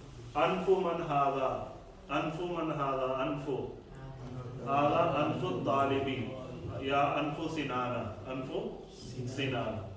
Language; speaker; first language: Arabic; non-native, fluent; Urdu